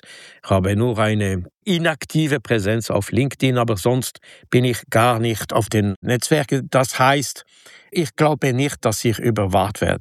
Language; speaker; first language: German; non-native, local second language; French